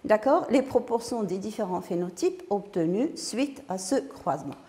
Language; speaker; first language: French; non-native, local second language; Arabic